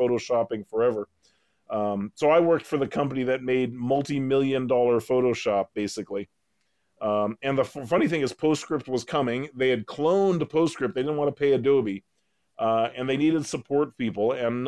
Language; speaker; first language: English; native; English